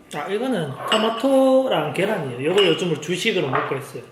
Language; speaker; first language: Korean; native; Korean